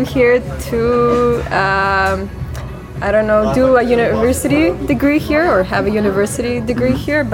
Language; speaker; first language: English; non-native, fluent; Macedonian